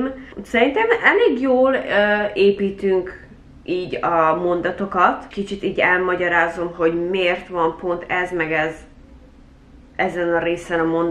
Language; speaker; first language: Hungarian; early bilingual, heritage; Hungarian